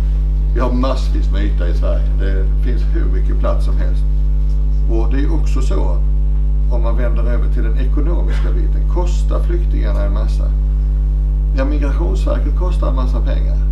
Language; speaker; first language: Swedish; native; Swedish